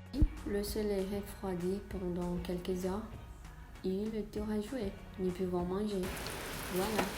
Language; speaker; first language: French; non-native, learner; Portuguese